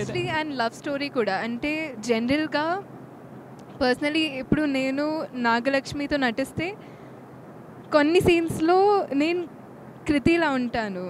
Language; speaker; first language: Telugu; non-native, fluent; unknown